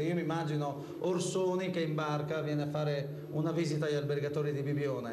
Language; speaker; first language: Italian; native; Italian